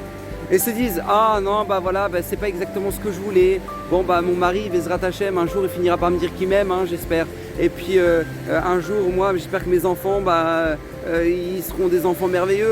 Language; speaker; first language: French; native; French